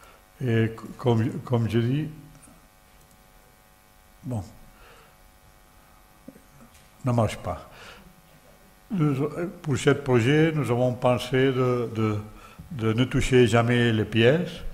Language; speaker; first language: French; non-native, learner; Catalan